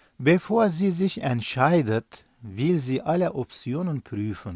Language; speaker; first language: German; non-native, fluent; Turkish